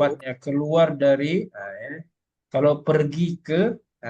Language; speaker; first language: Malay; native; Malay